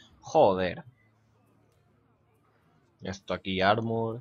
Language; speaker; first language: Spanish; native; Spanish